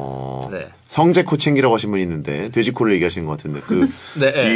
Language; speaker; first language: Korean; native; Korean